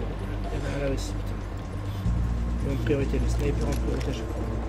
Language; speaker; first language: French; native; French